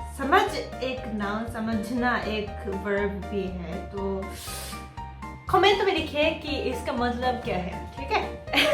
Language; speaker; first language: Hindi; non-native, fluent; Japanese